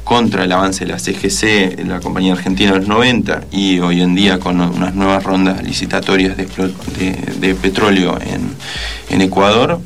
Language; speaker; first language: Spanish; native; Spanish